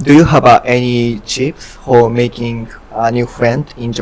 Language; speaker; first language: English; non-native, learner; Japanese